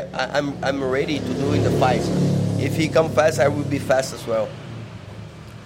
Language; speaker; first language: English; non-native, learner; Portuguese